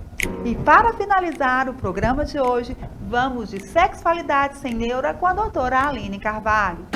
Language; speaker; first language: Portuguese; native; Portuguese